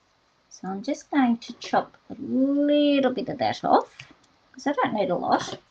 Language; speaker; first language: English; native; English